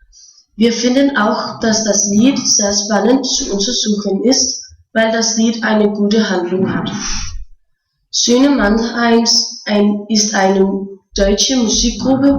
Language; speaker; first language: German; non-native, learner; Danish